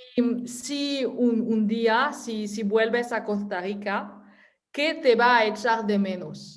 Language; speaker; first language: Spanish; non-native, fluent; French